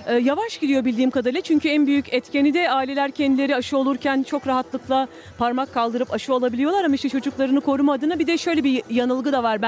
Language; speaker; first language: Turkish; native; Turkish